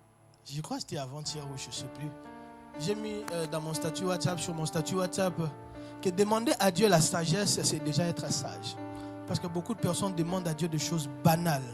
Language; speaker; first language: French; non-native, local second language; Lingala